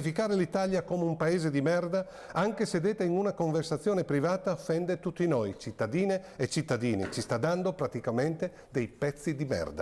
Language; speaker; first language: Italian; native; Italian